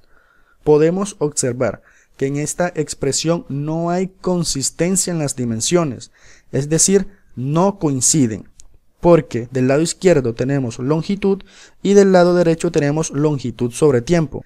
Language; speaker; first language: Spanish; native; Spanish